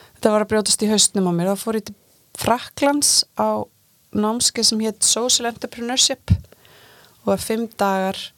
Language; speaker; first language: Icelandic; native; Icelandic